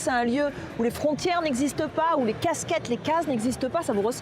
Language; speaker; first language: French; native; French